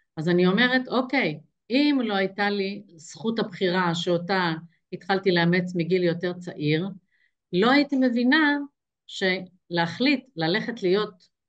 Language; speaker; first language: Hebrew; native; Hebrew